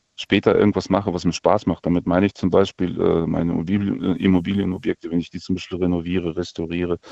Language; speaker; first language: German; non-native, fluent; Russian